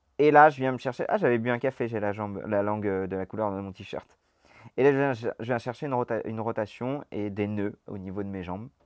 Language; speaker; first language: French; native; French